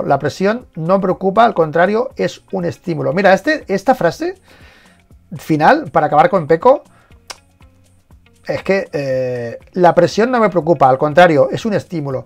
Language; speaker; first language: Spanish; native; Spanish